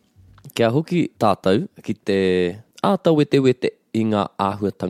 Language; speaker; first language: Māori; non-native, local second language; English